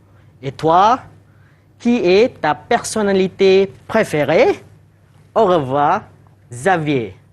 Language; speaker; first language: French; non-native, fluent; Malay